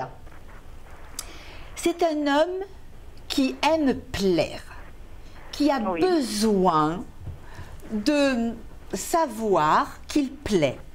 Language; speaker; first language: French; native; French